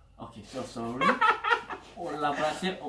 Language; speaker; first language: English; non-native, learner; Korean